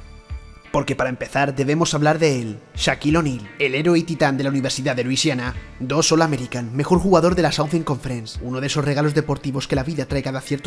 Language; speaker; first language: Spanish; native; Spanish